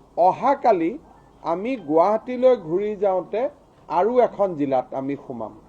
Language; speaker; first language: Assamese; native; Assamese